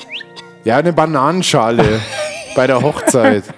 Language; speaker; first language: German; native; German